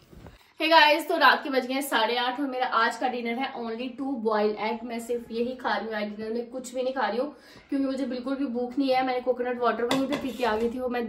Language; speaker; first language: Hindi; native; Hindi